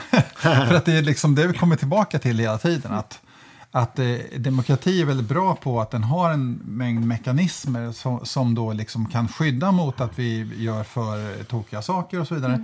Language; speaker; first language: Swedish; native; Swedish